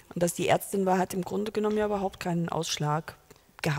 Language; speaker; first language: German; native; German